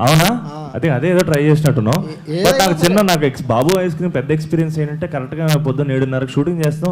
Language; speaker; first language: Telugu; native; Telugu